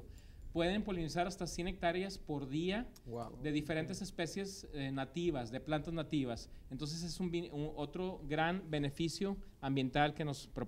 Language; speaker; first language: Spanish; native; Spanish